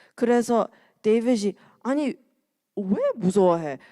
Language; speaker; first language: Korean; early bilingual, heritage; Korean